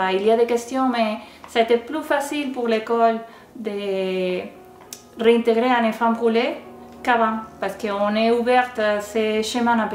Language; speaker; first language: French; non-native, fluent; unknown